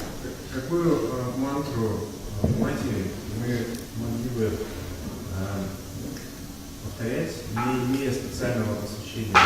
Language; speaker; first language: Russian; native; Russian